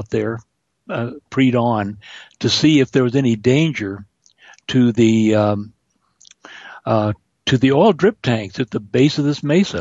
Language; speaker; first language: English; native; English